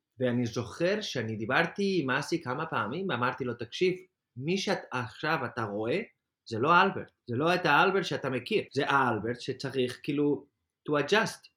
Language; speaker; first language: Hebrew; non-native, fluent; Spanish